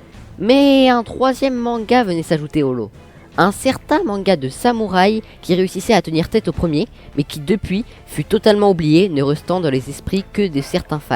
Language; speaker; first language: French; native; French